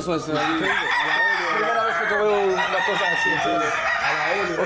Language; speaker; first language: Spanish; non-native, learner; French